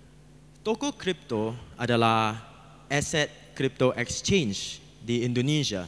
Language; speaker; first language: Indonesian; non-native, learner; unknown